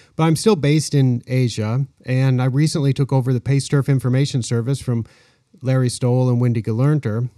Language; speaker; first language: English; native; English